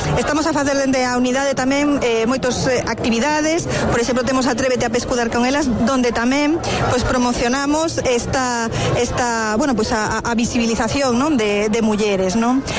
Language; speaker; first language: Galician; non-native, local second language; Spanish